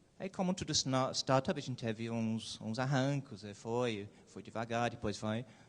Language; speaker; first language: Portuguese; non-native, fluent; English